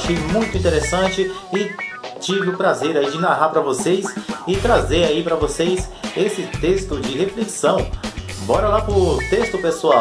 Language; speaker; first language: Portuguese; native; Portuguese